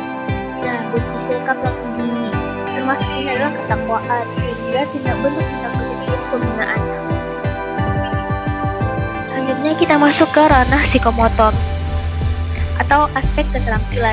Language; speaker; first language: Indonesian; native; Indonesian